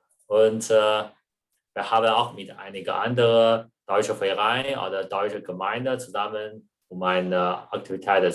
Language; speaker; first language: German; non-native, learner; Chinese